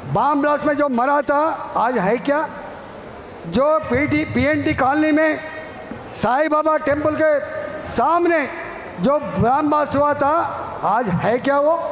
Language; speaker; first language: Hindi; non-native, local second language; Telugu